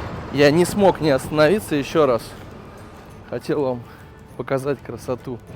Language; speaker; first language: Russian; native; Russian